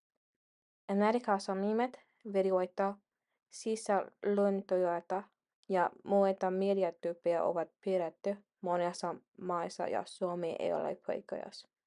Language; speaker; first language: Finnish; non-native, learner; English